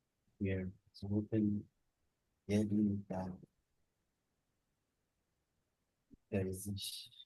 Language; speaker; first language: German; non-native, learner; Bangla